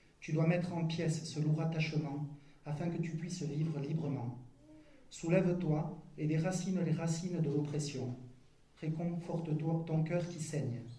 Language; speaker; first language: French; native; French